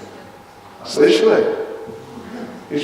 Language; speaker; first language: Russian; non-native, learner; English